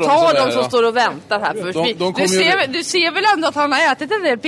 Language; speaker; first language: Swedish; native; Swedish